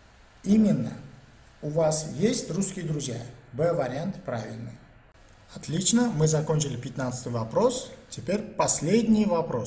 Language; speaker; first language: Russian; non-native, local second language; Uzbek